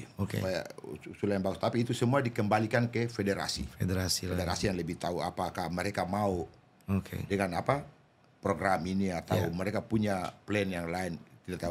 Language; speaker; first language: Indonesian; non-native, local second language; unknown